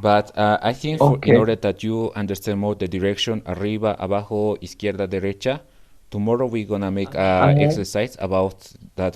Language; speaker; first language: English; non-native, learner; Spanish